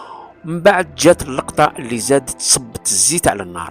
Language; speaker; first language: Arabic; non-native, local second language; Kabyle